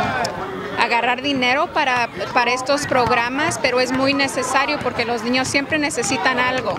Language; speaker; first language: Spanish; early bilingual, other home language; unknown